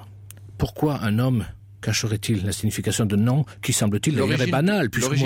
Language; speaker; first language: French; native; French